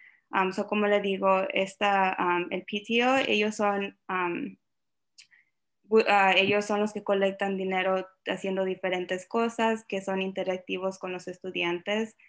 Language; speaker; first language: Spanish; early bilingual, other home language; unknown